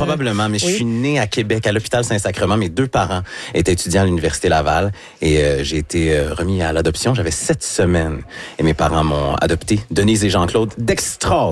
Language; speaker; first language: French; native; French